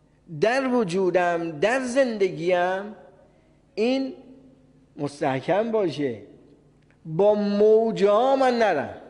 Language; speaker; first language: Persian; native; Persian